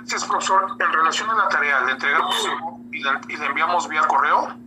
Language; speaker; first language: Spanish; native; Spanish